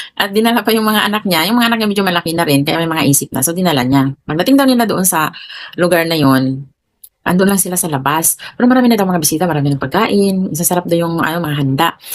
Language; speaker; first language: Filipino; non-native, local second language; Cebuano